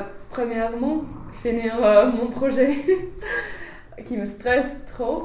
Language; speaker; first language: French; non-native, fluent; English